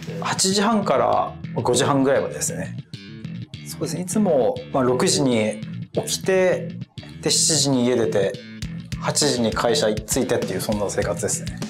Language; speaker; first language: Japanese; native; Japanese